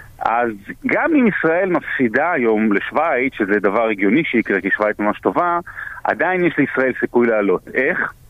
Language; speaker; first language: Hebrew; native; Hebrew